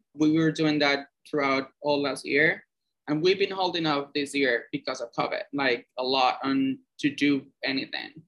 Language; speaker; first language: English; non-native, fluent; Spanish